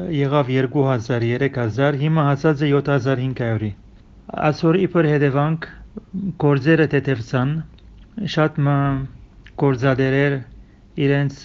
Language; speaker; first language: Armenian; early bilingual, heritage; Armenian